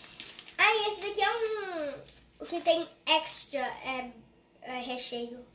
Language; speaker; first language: Portuguese; early bilingual, heritage; Portuguese